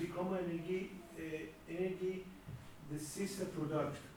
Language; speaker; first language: Danish; non-native, learner; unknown